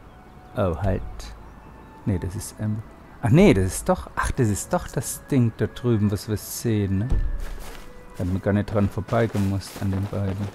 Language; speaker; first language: German; native; German